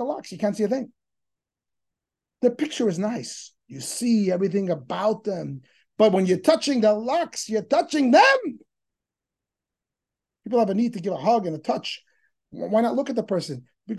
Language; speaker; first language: English; native; English